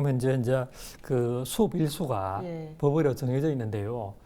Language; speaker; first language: Korean; native; Korean